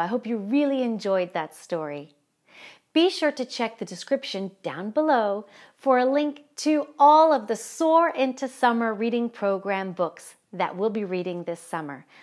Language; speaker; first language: English; early bilingual, other home language; Spanish